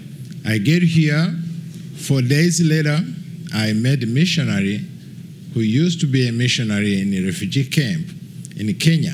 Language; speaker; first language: English; non-native, local second language; Kinyarwanda